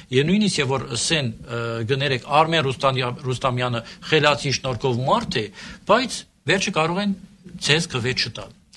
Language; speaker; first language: Armenian; early bilingual, heritage; Armenian